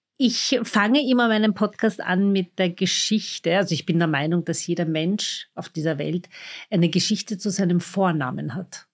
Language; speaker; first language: German; native; German